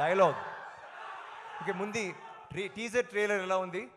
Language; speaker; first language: Telugu; non-native, learner; Tamil